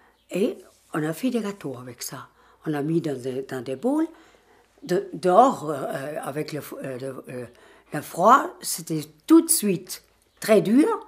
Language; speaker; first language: French; non-native, fluent; German